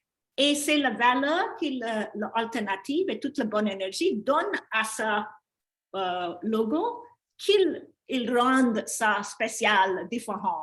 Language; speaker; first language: French; non-native, learner; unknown